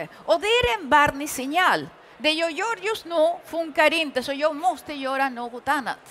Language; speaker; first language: Swedish; early bilingual, other home language; Spanish